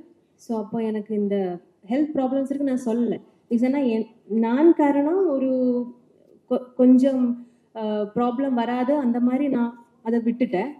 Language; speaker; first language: Tamil; non-native, learner; Malayalam